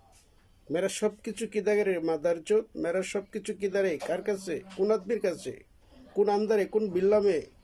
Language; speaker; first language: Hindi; non-native, learner; Bangla